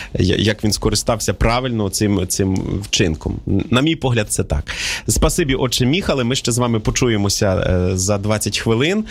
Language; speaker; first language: Ukrainian; native; Ukrainian